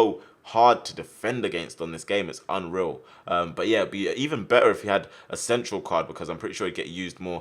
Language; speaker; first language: English; native; English